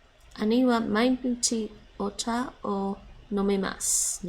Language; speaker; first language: Japanese; non-native, learner; English